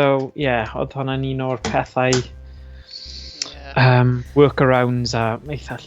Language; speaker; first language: Welsh; native; Welsh